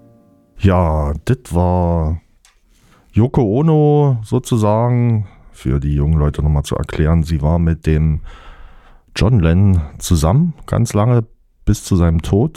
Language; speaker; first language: German; native; German